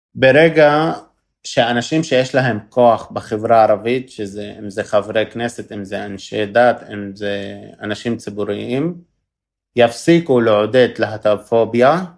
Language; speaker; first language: Hebrew; non-native, local second language; Arabic